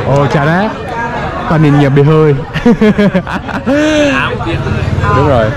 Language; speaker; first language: Vietnamese; non-native, learner; English